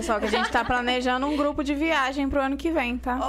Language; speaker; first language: Portuguese; native; Portuguese